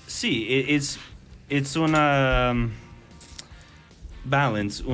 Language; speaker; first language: Spanish; non-native, learner; English